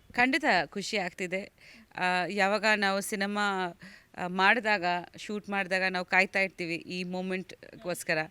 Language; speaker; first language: Kannada; non-native, fluent; Bangla